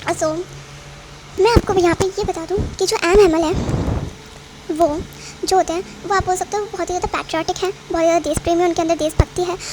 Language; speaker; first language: Hindi; native; Hindi